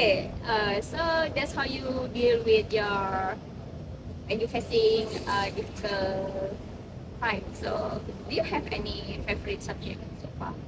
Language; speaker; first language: English; non-native, learner; Indonesian